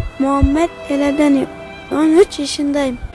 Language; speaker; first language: Turkish; early bilingual, other home language; Arabic